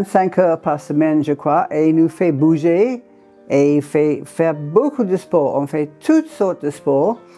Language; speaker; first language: French; non-native, fluent; English